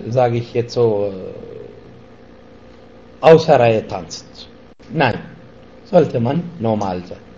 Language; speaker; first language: German; non-native, fluent; Arabic